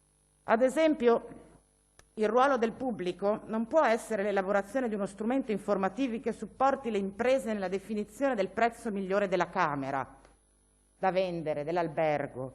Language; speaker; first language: Italian; native; Italian